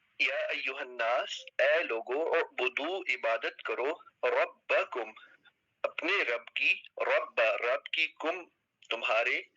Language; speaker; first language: Urdu; native; Urdu